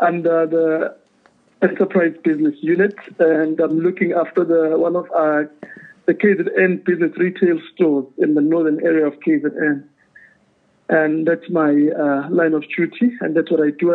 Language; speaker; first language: English; non-native, local second language; Zulu